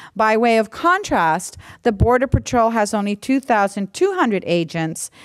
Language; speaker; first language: English; native; English